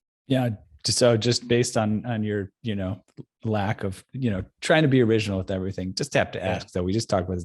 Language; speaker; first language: English; native; English